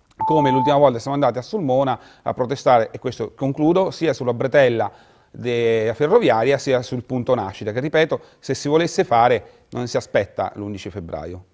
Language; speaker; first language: Italian; native; Italian